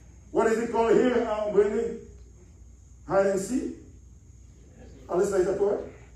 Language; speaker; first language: English; non-native, fluent; Haitian Creole